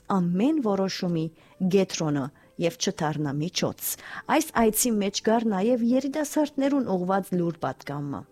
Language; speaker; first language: Armenian; early bilingual, heritage; Armenian